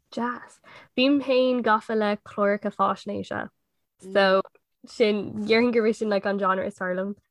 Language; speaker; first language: Irish; non-native, local second language; English